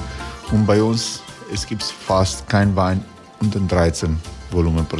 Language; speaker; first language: German; non-native, learner; Croatian